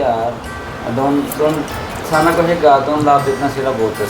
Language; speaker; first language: Filipino; non-native, learner; Punjabi